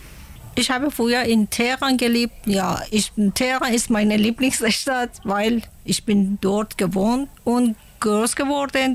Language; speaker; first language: German; non-native, learner; Persian